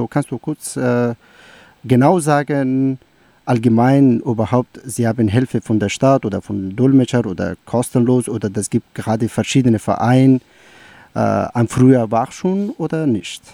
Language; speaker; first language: German; non-native, learner; Persian